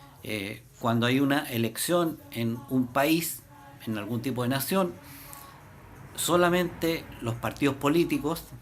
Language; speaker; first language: Spanish; native; Spanish